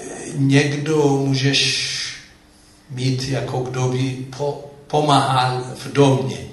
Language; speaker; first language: Czech; non-native, fluent; Amharic